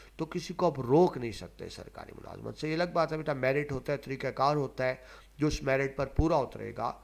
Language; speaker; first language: Urdu; non-native, local second language; Punjabi